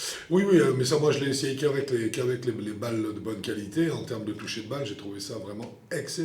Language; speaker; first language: French; native; French